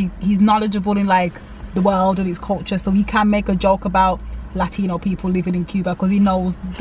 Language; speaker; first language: English; native; English